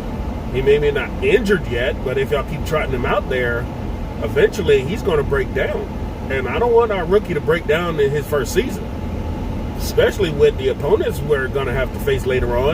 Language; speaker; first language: English; native; English